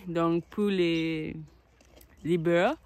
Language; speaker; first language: French; non-native, learner; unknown